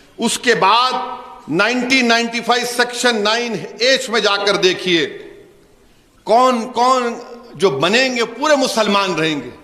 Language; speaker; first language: Urdu; native; Urdu